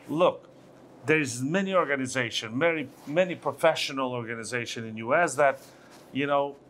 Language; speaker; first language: English; non-native, fluent; Albanian